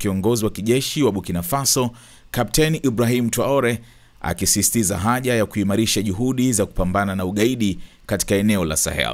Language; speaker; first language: Swahili; native; Swahili